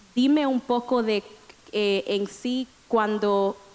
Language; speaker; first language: Spanish; early bilingual, heritage; Spanish